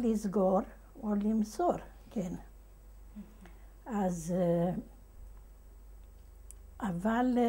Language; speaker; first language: Hebrew; non-native, fluent; Hungarian